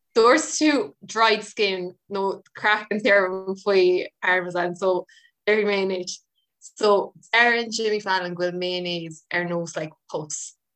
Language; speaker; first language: Irish; non-native, local second language; English